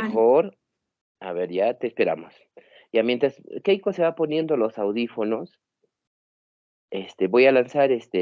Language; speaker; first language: Spanish; native; Spanish